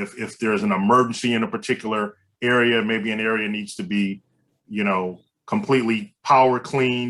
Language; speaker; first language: English; native; English